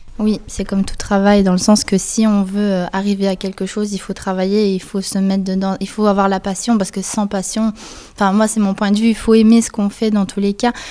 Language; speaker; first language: French; early bilingual, other home language; Spanish